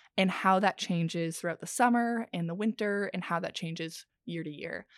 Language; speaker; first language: English; native; English